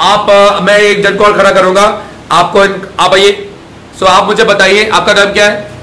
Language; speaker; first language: Hindi; native; Hindi